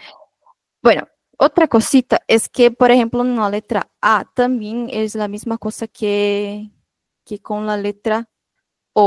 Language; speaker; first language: Spanish; non-native, fluent; Portuguese